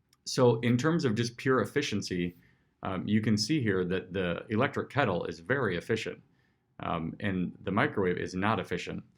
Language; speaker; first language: English; native; English